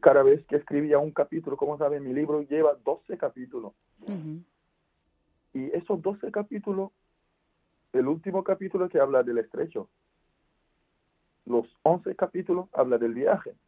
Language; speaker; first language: Spanish; non-native, fluent; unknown